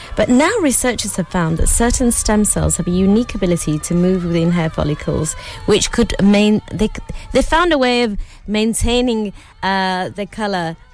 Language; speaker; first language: English; early bilingual, other home language; Urdu